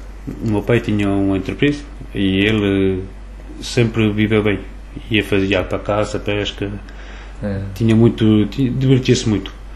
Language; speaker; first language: Portuguese; early bilingual, other home language; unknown